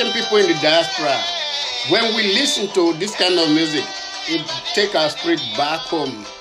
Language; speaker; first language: English; non-native, local second language; Yoruba